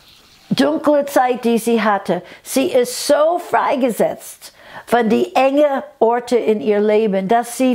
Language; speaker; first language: German; non-native, fluent; English